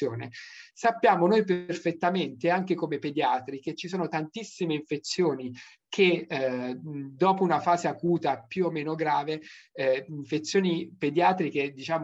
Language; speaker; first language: Italian; native; Italian